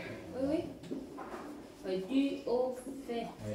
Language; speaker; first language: French; non-native, learner; Vietnamese